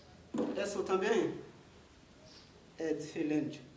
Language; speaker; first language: Portuguese; non-native, learner; Haitian Creole